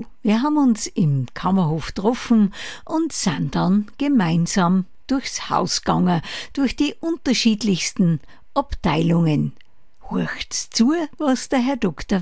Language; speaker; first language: German; native; German